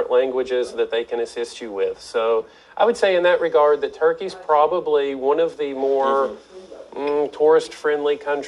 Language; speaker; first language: English; native; English